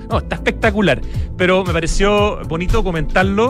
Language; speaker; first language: Spanish; native; Spanish